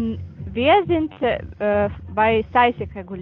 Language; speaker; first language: German; non-native, fluent; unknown